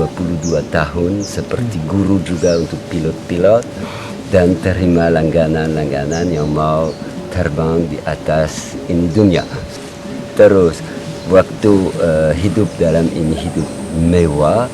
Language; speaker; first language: Indonesian; non-native, learner; French